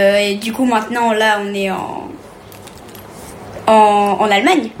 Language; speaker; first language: French; early bilingual, heritage; French